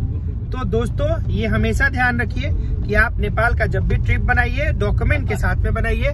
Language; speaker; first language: Hindi; native; Hindi